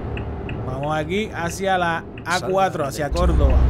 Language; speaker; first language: Spanish; native; Spanish